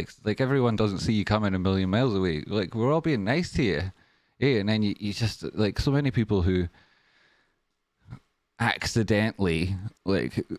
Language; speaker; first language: English; native; English